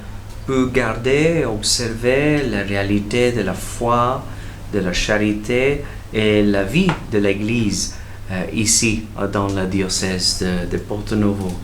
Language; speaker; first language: French; non-native, fluent; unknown